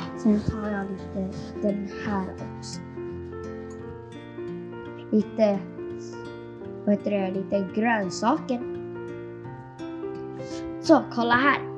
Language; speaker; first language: Swedish; non-native, fluent; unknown